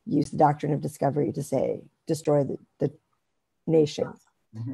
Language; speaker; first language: English; native; English